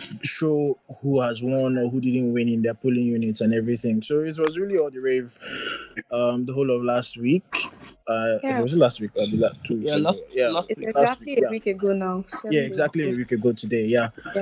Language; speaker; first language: English; non-native, local second language; Yoruba